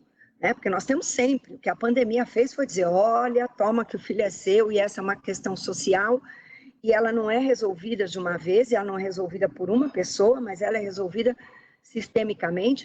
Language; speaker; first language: Portuguese; native; Portuguese